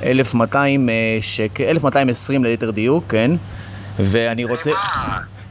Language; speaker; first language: Hebrew; native; Hebrew